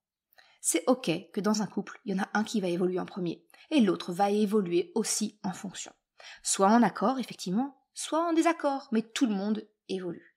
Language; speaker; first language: French; native; French